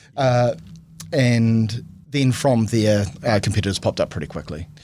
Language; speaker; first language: English; native; English